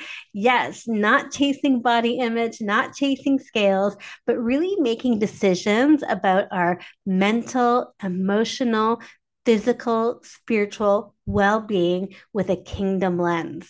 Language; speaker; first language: English; native; English